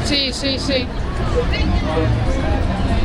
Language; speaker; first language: Spanish; non-native, fluent; Estonian